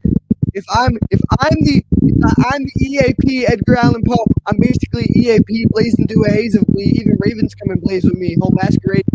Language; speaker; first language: English; native; English